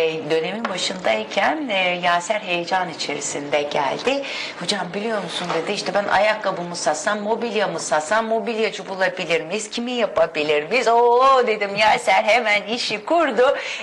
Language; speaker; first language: Turkish; native; Turkish